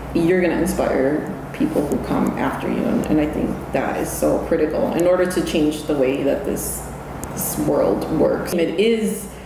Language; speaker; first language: English; early bilingual, other home language; Spanish